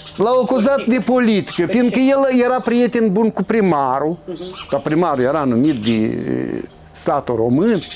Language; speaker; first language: Romanian; native; Romanian